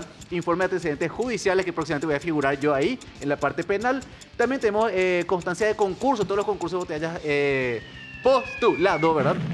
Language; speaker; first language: Spanish; native; Spanish